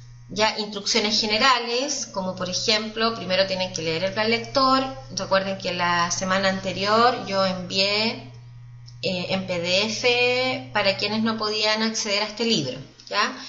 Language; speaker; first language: Spanish; native; Spanish